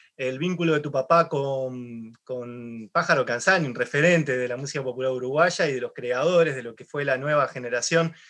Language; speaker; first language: Spanish; native; Spanish